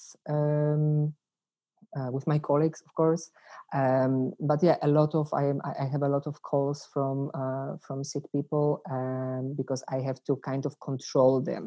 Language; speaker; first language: English; non-native, fluent; Polish